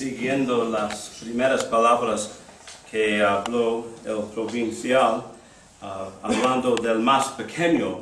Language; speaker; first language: Spanish; non-native, fluent; English